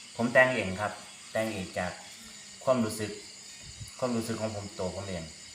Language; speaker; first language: Thai; native; Thai